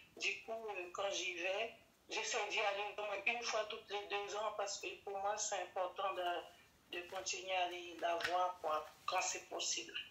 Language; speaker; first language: French; early bilingual, other home language; Haitian Creole